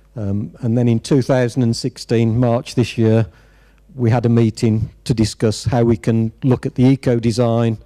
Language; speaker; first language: English; native; English